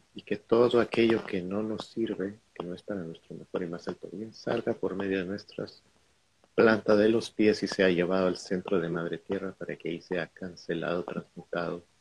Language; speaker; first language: Spanish; native; Spanish